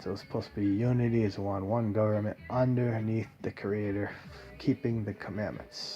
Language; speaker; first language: English; native; English